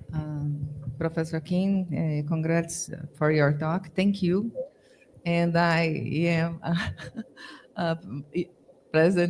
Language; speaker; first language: English; non-native, learner; Portuguese